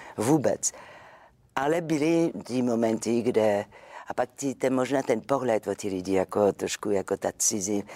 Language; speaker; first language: Czech; non-native, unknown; French